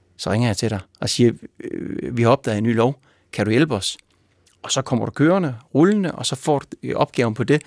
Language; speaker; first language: Danish; native; Danish